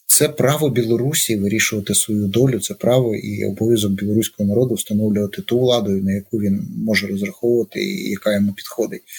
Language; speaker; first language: Ukrainian; native; Ukrainian